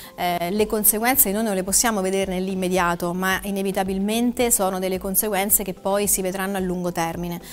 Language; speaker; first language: Italian; native; Italian